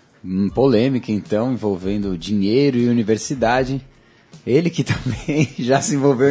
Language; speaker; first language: Portuguese; native; Portuguese